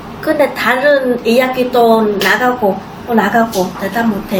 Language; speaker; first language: Korean; non-native, learner; Vietnamese